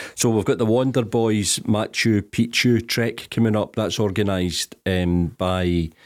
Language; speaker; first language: English; native; English